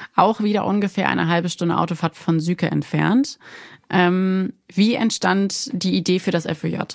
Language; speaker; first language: German; native; German